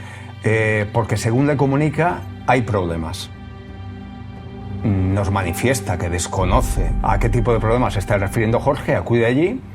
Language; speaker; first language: Spanish; native; Spanish